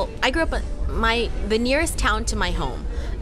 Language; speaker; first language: English; native; English